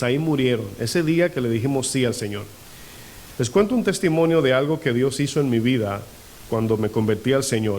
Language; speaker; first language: Spanish; native; Spanish